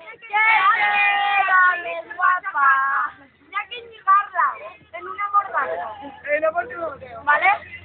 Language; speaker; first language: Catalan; non-native, local second language; Spanish